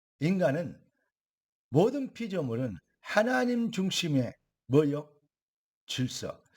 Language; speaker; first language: Korean; native; Korean